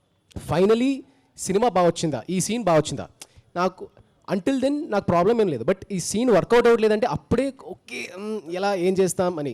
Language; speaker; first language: Telugu; early bilingual, heritage; Telugu